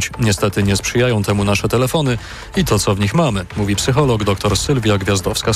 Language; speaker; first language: Polish; native; Polish